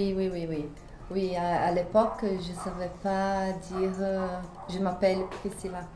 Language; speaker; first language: French; non-native, fluent; Portuguese